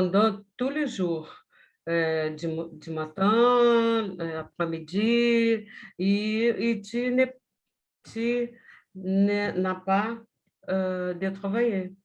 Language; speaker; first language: French; non-native, learner; Portuguese